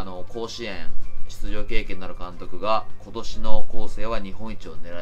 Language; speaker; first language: Japanese; native; Japanese